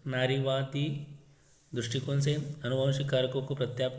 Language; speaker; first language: Hindi; non-native, local second language; Marathi